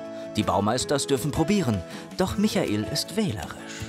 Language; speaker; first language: German; native; German